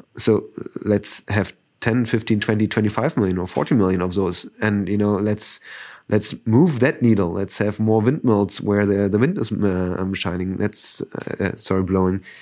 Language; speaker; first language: English; non-native, fluent; German